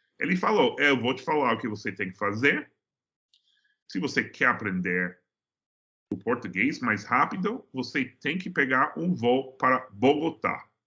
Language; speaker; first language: Portuguese; non-native, fluent; English